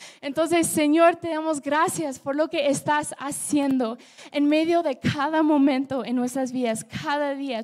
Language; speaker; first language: Spanish; non-native, fluent; English